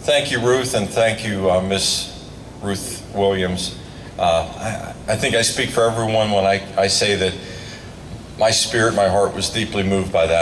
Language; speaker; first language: English; native; English